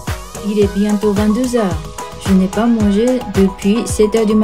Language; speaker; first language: French; non-native, fluent; Japanese